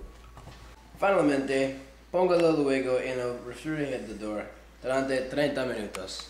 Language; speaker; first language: Spanish; non-native, learner; English